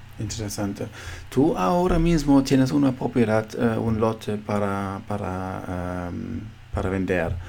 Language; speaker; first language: Spanish; non-native, fluent; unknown